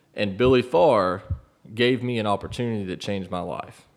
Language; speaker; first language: English; native; English